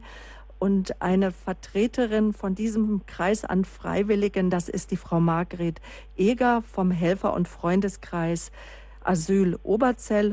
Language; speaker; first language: German; native; German